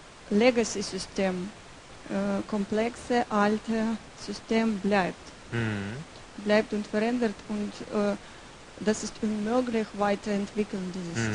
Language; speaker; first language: German; non-native, learner; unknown